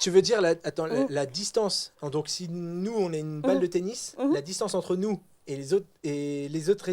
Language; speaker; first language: French; native; French